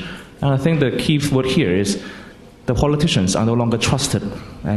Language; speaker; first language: English; non-native, local second language; Cantonese